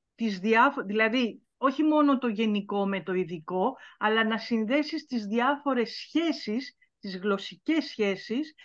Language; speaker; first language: Greek; native; Greek